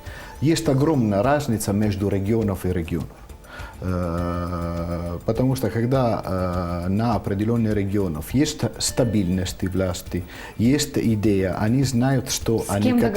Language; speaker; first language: Russian; non-native, fluent; Italian